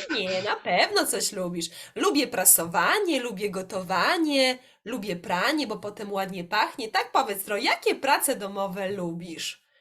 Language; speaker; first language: Polish; native; Polish